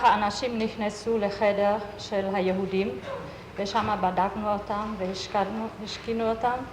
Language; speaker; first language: Hebrew; non-native, fluent; German